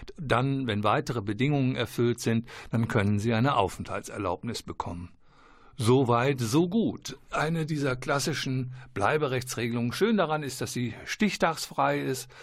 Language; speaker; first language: German; native; German